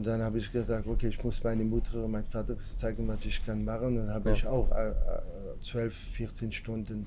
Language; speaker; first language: German; non-native, learner; French